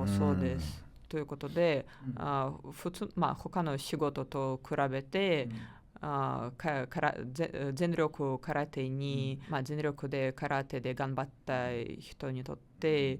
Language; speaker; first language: Japanese; non-native, learner; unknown